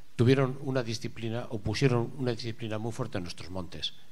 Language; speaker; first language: Spanish; native; Spanish